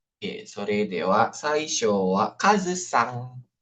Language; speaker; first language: Japanese; non-native, fluent; Indonesian